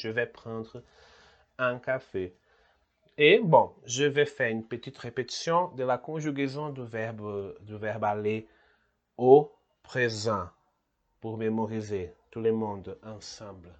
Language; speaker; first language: French; non-native, learner; Portuguese